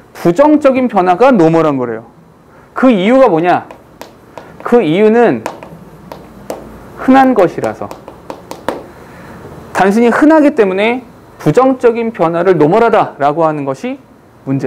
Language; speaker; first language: Korean; native; Korean